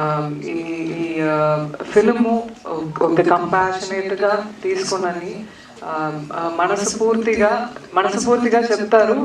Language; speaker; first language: Telugu; non-native, learner; Tamil